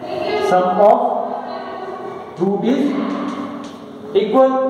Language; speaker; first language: Hindi; native; Hindi